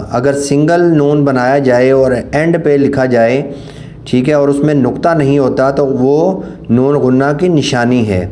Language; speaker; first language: Urdu; non-native, local second language; Punjabi